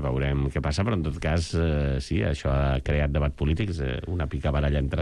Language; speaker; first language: Catalan; native; Catalan